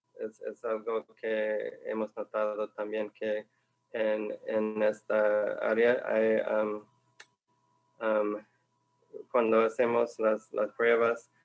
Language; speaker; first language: Spanish; non-native, fluent; English